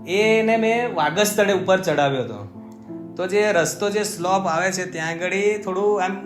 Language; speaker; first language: Gujarati; non-native, local second language; Rathawi